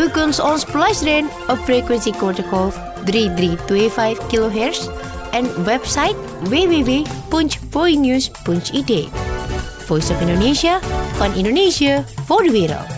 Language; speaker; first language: Dutch; non-native, fluent; Indonesian